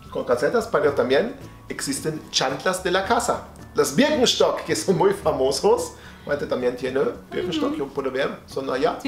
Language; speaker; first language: Spanish; non-native, learner; German